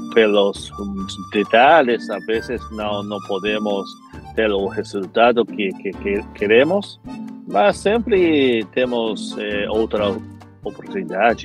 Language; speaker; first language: Portuguese; non-native, fluent; Japanese